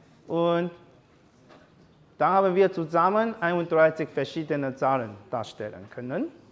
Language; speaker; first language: German; non-native, learner; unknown